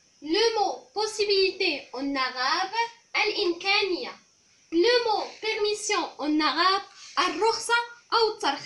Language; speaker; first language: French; non-native, local second language; Arabic